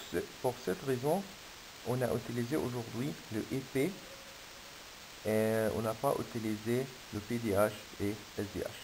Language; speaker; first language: French; non-native, fluent; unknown